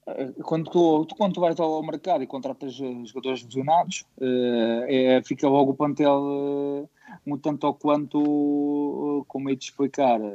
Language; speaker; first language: Portuguese; native; Portuguese